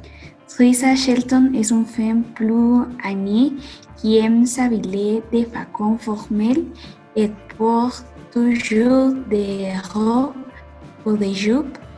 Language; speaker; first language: French; non-native, learner; Spanish